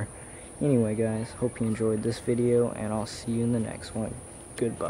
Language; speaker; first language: English; native; English